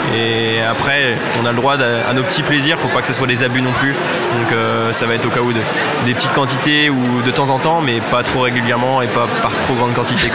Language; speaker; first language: French; native; French